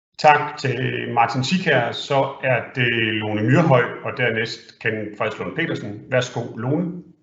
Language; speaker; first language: Danish; native; Danish